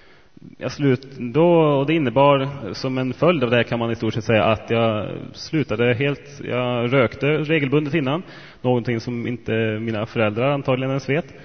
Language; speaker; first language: Swedish; native; Swedish